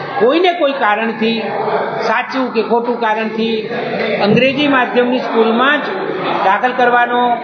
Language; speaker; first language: Gujarati; native; Gujarati